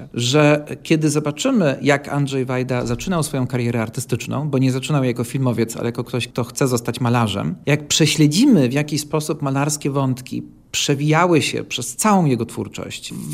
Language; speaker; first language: Polish; native; Polish